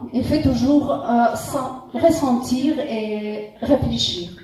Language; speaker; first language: French; non-native, fluent; Russian